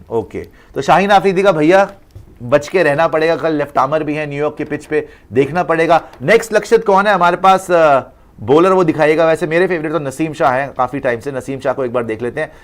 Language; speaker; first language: Hindi; native; Hindi